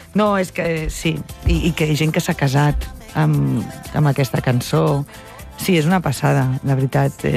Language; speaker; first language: Catalan; non-native, local second language; Spanish